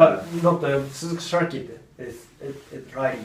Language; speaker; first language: English; non-native, learner; Japanese